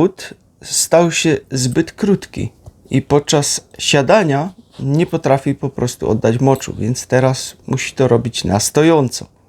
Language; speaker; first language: Polish; native; Polish